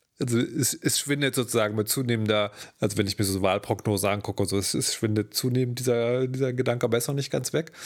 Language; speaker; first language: German; native; German